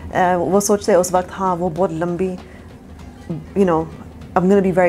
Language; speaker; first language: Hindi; early bilingual, heritage; Urdu